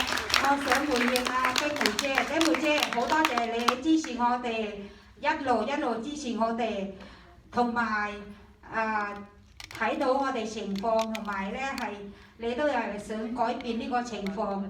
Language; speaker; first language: Cantonese; non-native, fluent; Thai